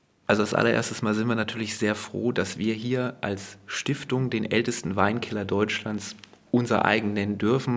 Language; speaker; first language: German; native; German